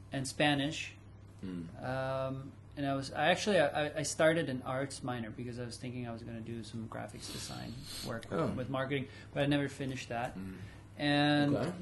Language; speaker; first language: English; early bilingual, other home language; German